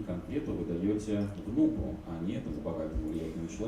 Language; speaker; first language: Russian; native; Russian